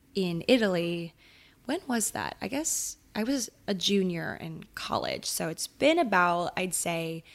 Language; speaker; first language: English; early bilingual, other home language; Italian